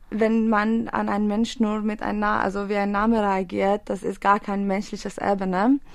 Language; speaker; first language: German; non-native, fluent; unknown